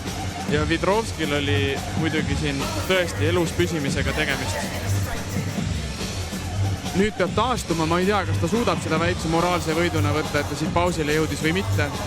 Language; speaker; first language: Estonian; native; Estonian